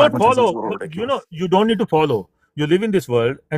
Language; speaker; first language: English; non-native, fluent; Punjabi